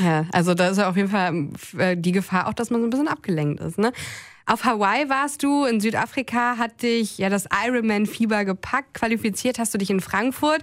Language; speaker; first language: German; native; German